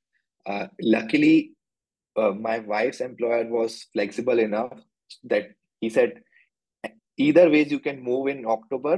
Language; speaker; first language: English; non-native, local second language; Hindi